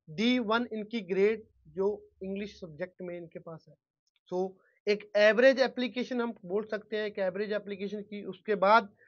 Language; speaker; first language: Hindi; non-native, local second language; Punjabi